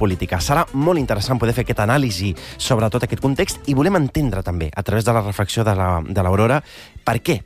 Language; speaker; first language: Catalan; early bilingual, other home language; Arabic